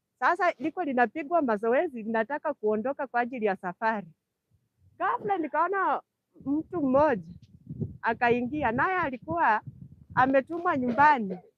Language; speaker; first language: Swahili; non-native, local second language; Luyia